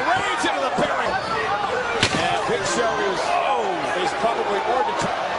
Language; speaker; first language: English; native; English